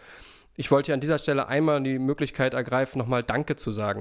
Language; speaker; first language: German; native; German